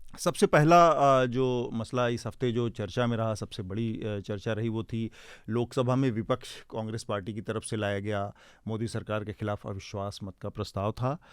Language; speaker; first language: Hindi; native; Hindi